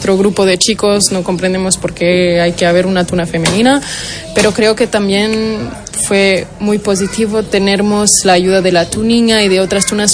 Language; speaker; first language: Spanish; non-native, fluent; Portuguese